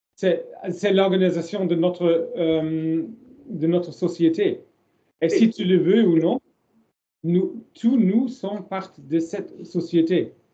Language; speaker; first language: French; non-native, learner; German